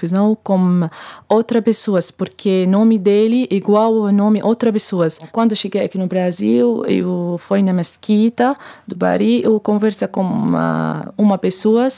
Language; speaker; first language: Portuguese; non-native, learner; Arabic